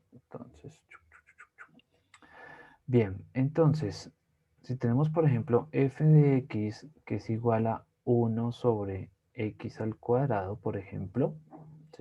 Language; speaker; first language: Spanish; native; Spanish